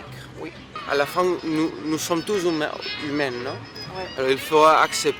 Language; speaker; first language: French; non-native, fluent; Spanish